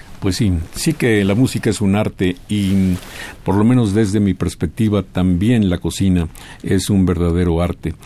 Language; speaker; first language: Spanish; native; Spanish